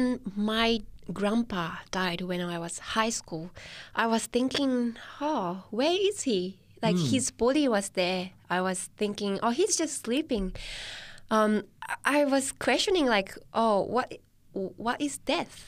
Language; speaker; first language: English; non-native, fluent; Japanese